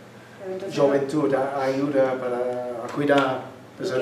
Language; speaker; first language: Spanish; non-native, learner; English